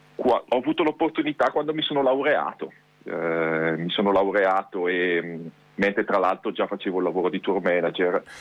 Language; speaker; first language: Italian; native; Italian